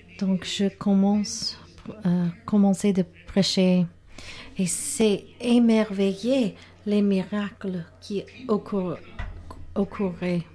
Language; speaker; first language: French; non-native, learner; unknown